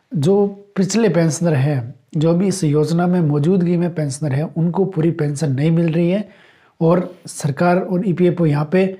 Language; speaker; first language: Hindi; native; Hindi